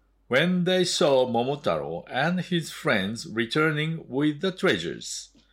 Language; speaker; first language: English; non-native, fluent; Japanese